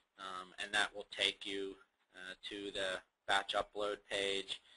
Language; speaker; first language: English; native; English